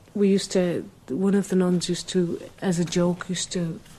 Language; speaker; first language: English; native; English